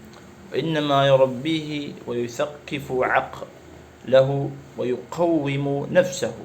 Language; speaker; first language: Arabic; non-native, learner; Banjar